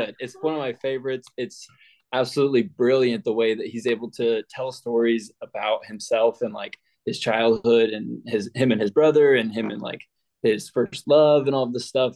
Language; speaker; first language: English; native; English